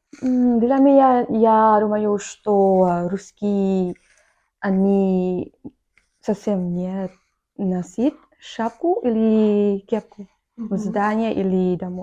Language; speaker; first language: Russian; non-native, learner; Vietnamese